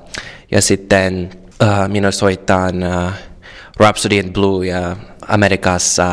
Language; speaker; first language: Finnish; non-native, learner; English